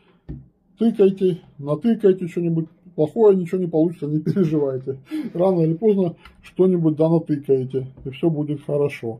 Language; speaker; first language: Russian; native; Russian